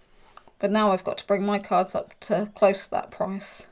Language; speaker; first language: English; native; English